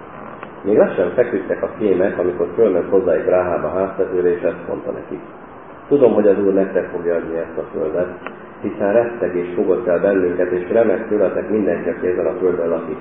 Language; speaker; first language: Hungarian; native; Hungarian